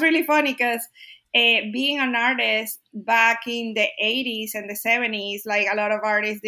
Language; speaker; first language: English; non-native, fluent; Spanish